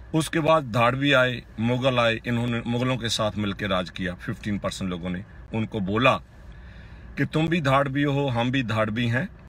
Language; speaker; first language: Hindi; non-native, local second language; Punjabi